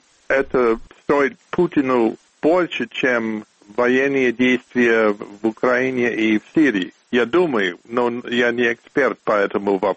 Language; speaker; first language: Russian; non-native, fluent; English